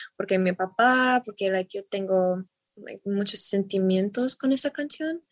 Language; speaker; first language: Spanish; non-native, learner; English